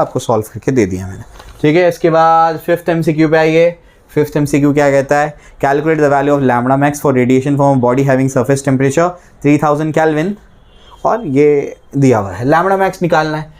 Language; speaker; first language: Hindi; native; Hindi